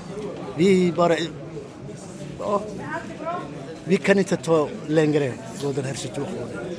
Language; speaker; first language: Swedish; non-native, learner; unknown